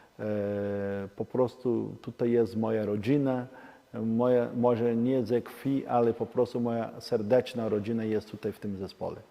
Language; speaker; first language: Polish; non-native, learner; Portuguese